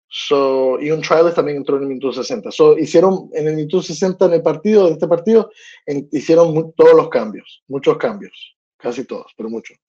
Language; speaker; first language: Spanish; early bilingual, heritage; Spanish